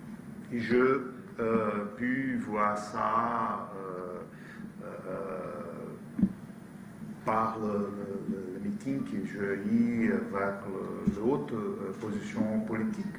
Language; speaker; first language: French; non-native, learner; Portuguese